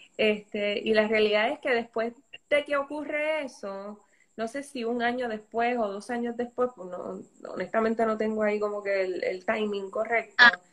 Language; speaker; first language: Spanish; native; Spanish